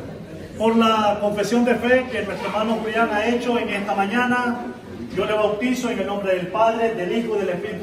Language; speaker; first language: Spanish; native; Spanish